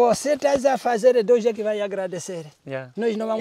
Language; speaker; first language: Portuguese; non-native, local second language; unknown